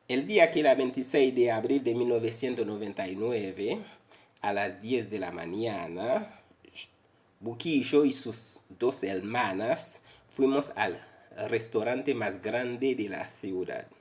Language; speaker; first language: Spanish; non-native, fluent; Haitian Creole